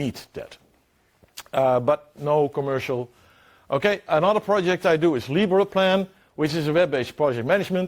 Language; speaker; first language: English; non-native, fluent; Dutch